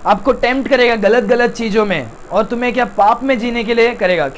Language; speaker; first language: Hindi; non-native, local second language; Tamil